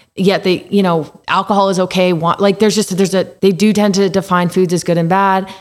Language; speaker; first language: English; native; English